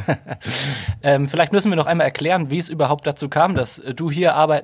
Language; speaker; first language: German; native; German